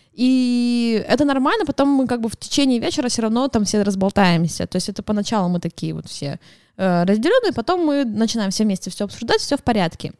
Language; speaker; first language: Russian; native; Russian